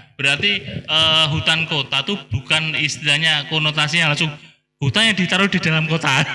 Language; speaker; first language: Indonesian; non-native, local second language; Javanese